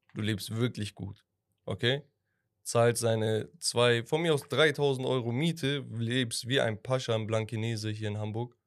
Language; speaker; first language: German; early bilingual, other home language; Turkish